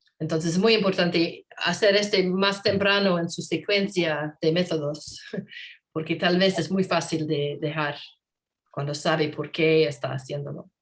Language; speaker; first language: Spanish; non-native, learner; English